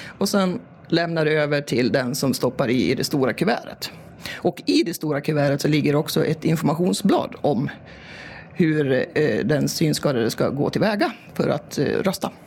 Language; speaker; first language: Swedish; native; Swedish